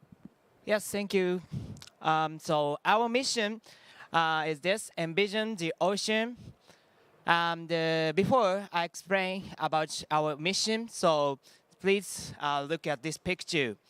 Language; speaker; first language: English; non-native, learner; Japanese